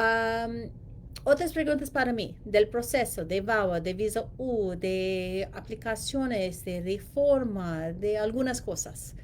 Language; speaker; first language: Spanish; non-native, learner; English